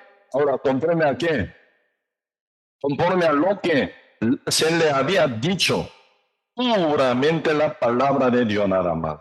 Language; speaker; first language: Spanish; non-native, learner; Korean